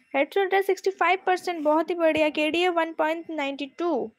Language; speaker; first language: Hindi; non-native, local second language; Bangla